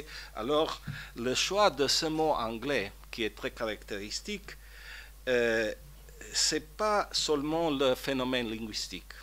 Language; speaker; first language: French; non-native, fluent; Croatian